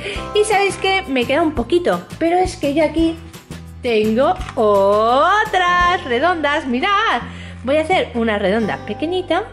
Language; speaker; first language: Spanish; native; Spanish